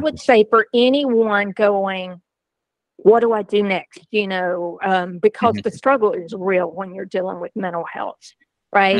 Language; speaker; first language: English; native; English